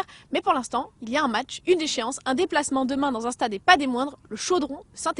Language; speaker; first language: French; native; French